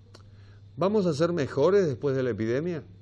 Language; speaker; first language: Spanish; native; Spanish